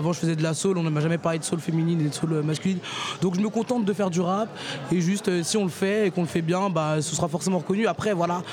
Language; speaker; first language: French; native; French